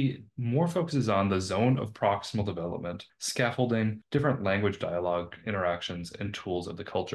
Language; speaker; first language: English; native; English